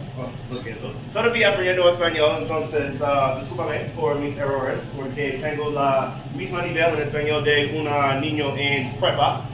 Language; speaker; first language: Spanish; non-native, learner; English